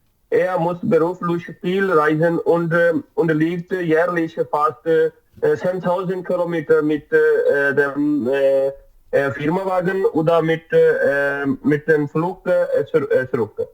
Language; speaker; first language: German; non-native, learner; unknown